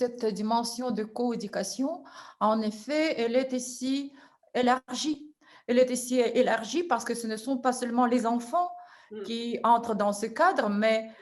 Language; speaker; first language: French; non-native, fluent; Russian